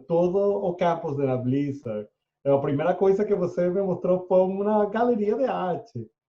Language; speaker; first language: Portuguese; non-native, fluent; Spanish